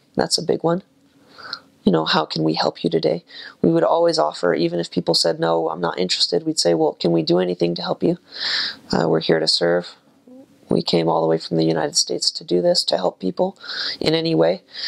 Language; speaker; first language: English; native; English